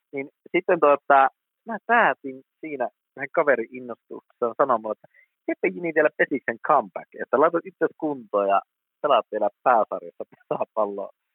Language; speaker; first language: Finnish; native; Finnish